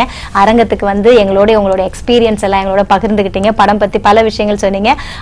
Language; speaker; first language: Tamil; native; Tamil